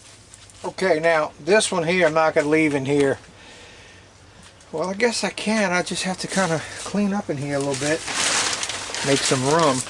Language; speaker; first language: English; native; English